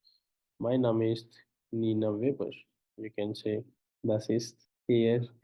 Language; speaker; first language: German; non-native, fluent; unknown